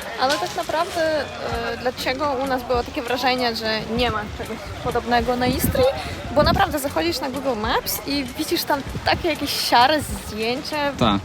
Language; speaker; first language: Polish; non-native, learner; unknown